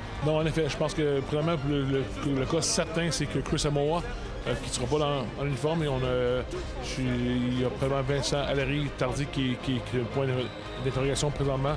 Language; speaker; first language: French; native; French